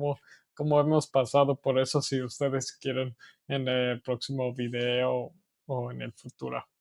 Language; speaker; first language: Spanish; non-native, learner; English